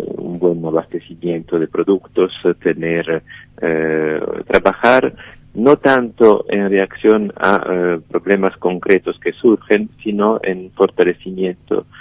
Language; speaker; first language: Spanish; non-native, fluent; Italian